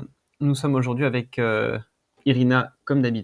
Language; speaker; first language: French; native; French